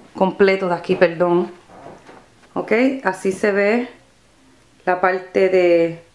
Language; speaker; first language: Spanish; early bilingual, other home language; English